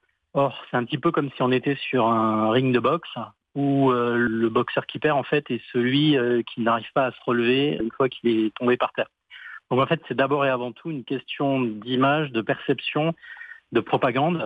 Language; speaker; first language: French; native; French